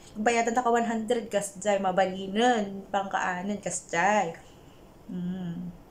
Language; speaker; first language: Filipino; non-native, local second language; Iloko